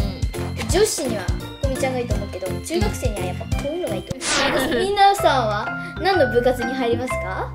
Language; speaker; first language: Japanese; native; Japanese